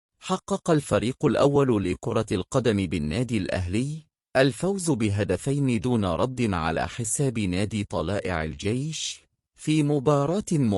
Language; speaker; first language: Arabic; native; Arabic